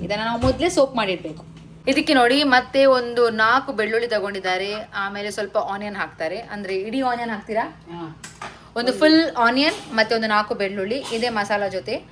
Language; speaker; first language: Kannada; non-native, local second language; Tulu